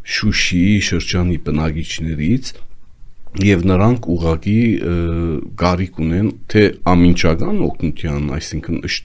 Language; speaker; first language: Armenian; native; Armenian